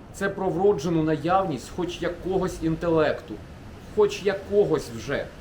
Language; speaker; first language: Ukrainian; non-native, local second language; Russian